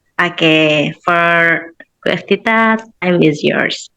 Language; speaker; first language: English; non-native, learner; Indonesian